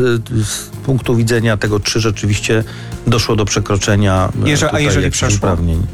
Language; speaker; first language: Polish; native; Polish